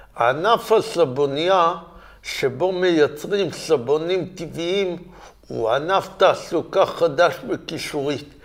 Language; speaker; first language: Hebrew; native; Hebrew